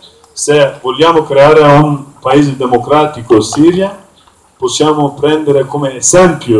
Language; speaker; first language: Italian; non-native, learner; Kurdish